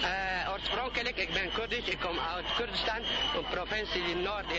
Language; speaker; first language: Dutch; non-native, fluent; Kurdish